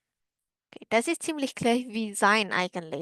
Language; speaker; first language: German; non-native, learner; Indonesian